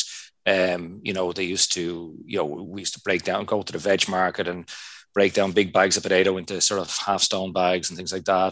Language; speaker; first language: English; non-native, local second language; Irish